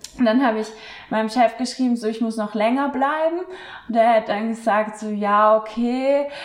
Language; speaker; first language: German; native; German